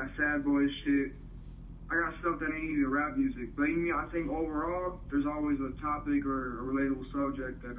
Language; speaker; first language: English; native; English